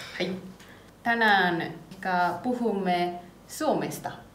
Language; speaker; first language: Finnish; non-native, learner; Japanese